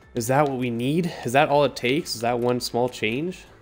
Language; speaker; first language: English; native; English